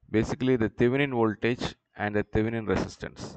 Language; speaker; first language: English; non-native, local second language; Malayalam